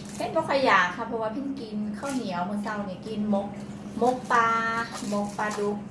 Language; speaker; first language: Thai; native; Thai